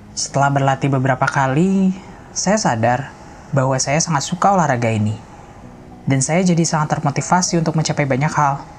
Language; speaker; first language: Indonesian; non-native, fluent; Persian